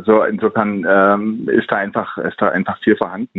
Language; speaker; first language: German; native; German